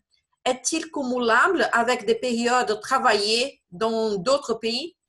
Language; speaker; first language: French; non-native, fluent; Portuguese